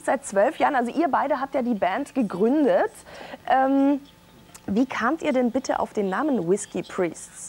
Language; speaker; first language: German; native; German